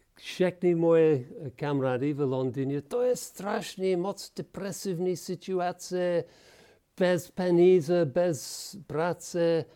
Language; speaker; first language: Czech; non-native, learner; English